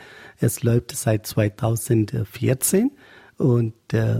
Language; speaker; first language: German; non-native, learner; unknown